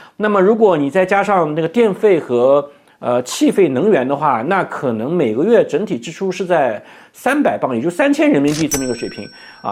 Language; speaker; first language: Chinese; native; Chinese